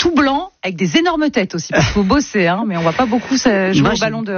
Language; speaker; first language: French; native; French